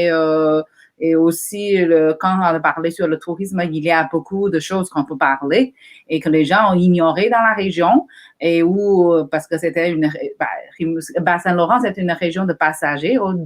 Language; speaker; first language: French; non-native, fluent; Chinese